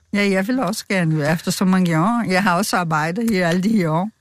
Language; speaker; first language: Danish; non-native, fluent; Portuguese